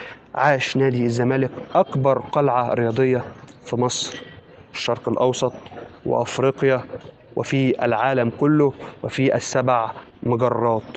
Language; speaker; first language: Arabic; native; Arabic